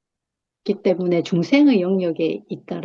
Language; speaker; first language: Korean; native; Korean